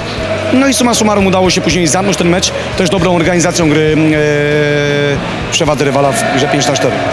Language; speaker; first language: Polish; native; Polish